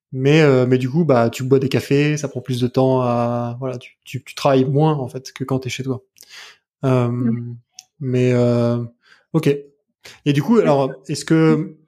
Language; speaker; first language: French; native; French